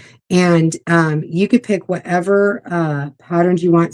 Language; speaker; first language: English; native; English